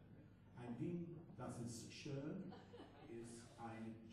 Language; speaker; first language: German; non-native, learner; English